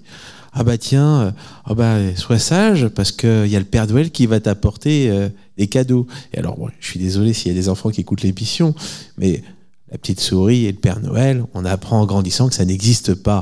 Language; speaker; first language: French; native; French